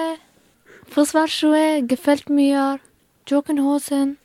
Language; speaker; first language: German; early bilingual, other home language; Kurdish